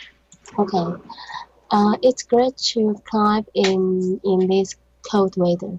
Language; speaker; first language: English; non-native, learner; Chinese